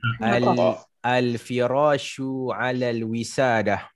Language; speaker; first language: Arabic; non-native, fluent; Malay